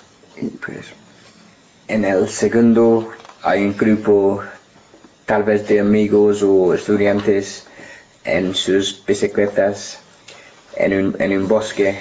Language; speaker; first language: Spanish; non-native, learner; English